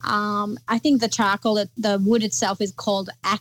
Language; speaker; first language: English; non-native, local second language; Nepali